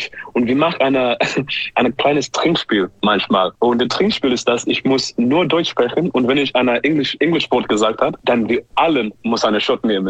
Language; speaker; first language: German; non-native, learner; English